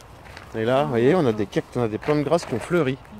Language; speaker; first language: French; native; French